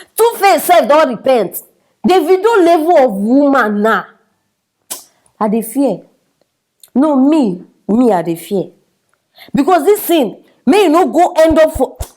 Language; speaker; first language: Nigerian Pidgin; native; Nigerian Pidgin